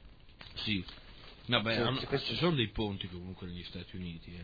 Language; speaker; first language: Italian; native; Italian